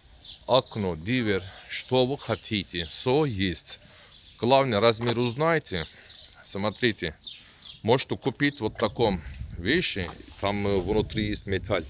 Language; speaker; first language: Russian; non-native, learner; Turkish